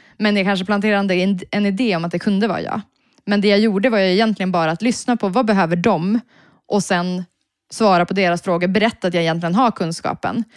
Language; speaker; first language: Swedish; native; Swedish